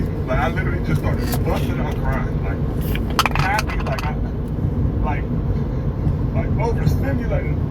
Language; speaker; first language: English; native; English